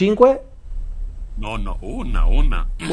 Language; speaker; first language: Spanish; non-native, learner; Kinyarwanda